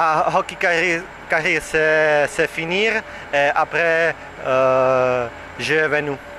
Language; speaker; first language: French; non-native, learner; Czech